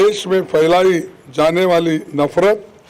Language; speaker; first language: Hindi; non-native, local second language; Kannada